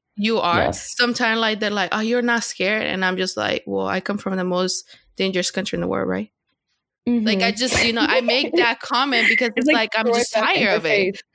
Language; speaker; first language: English; non-native, fluent; Spanish